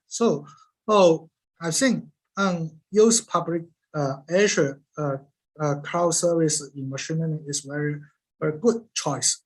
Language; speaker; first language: English; non-native, learner; Cantonese